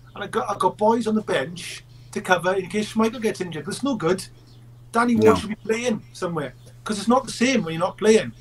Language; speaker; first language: English; native; English